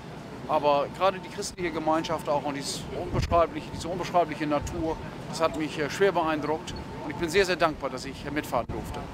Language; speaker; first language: German; native; German